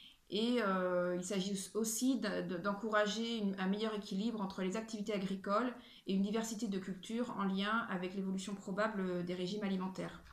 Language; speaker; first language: French; native; French